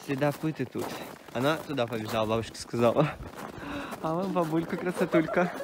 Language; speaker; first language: Russian; native; Russian